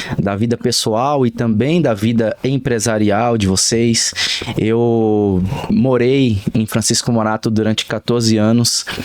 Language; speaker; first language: Portuguese; native; Portuguese